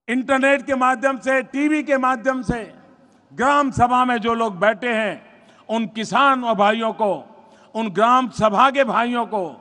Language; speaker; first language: Hindi; non-native, local second language; Gujarati